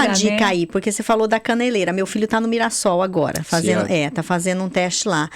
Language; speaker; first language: Portuguese; native; Portuguese